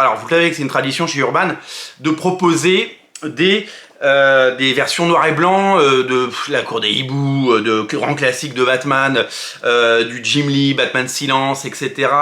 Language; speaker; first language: French; native; French